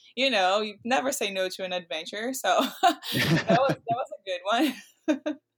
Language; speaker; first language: English; non-native, fluent; Portuguese